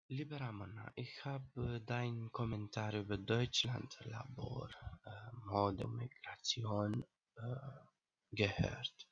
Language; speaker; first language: German; non-native, learner; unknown